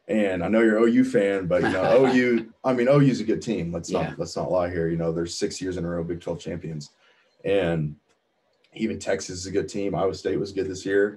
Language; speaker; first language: English; native; English